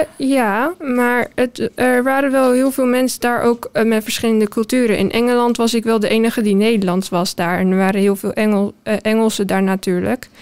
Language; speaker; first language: Dutch; early bilingual, heritage; Dutch